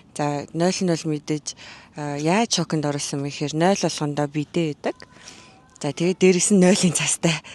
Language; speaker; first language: Mongolian; native; Mongolian